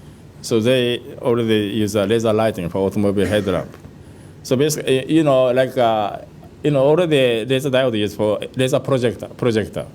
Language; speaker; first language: English; non-native, fluent; Japanese